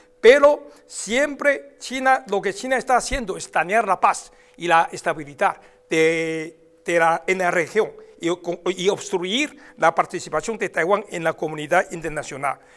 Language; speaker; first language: Spanish; non-native, fluent; Chinese